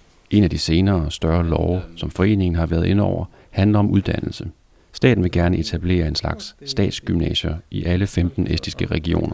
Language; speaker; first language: Danish; native; Danish